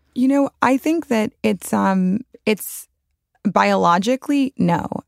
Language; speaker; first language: English; native; English